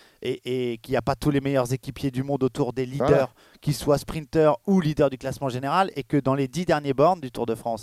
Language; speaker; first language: French; native; French